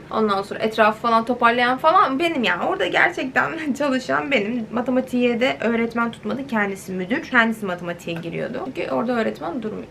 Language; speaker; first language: Turkish; native; Turkish